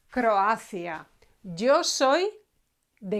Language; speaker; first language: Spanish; non-native, fluent; Croatian